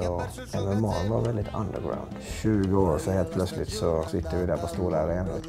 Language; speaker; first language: Swedish; native; Swedish